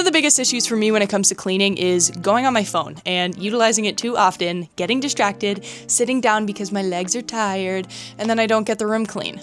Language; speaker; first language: English; native; English